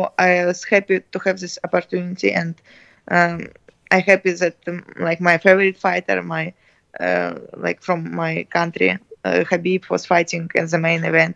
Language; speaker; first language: English; non-native, learner; Russian